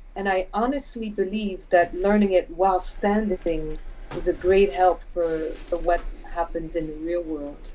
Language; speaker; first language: English; non-native, fluent; French